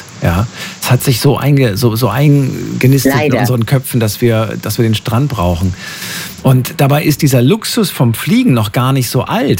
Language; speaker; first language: German; native; German